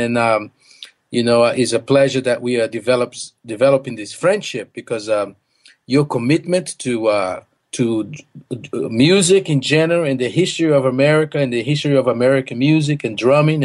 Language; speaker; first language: English; non-native, fluent; Portuguese